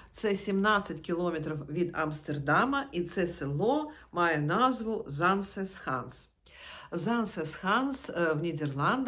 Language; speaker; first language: Ukrainian; non-native, local second language; Russian